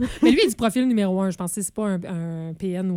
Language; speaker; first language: French; native; French